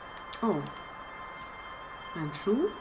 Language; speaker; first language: German; native; German